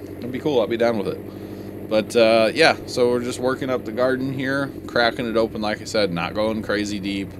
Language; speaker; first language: English; native; English